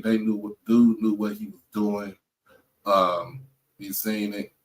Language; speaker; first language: English; native; English